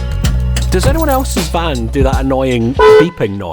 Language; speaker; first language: English; native; English